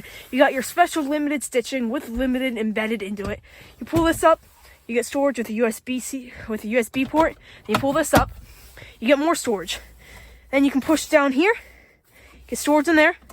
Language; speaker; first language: English; native; English